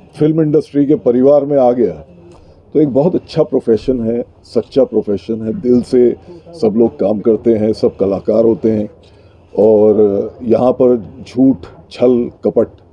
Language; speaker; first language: Hindi; native; Hindi